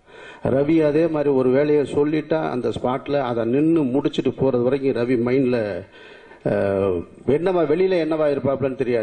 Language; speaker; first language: Tamil; native; Tamil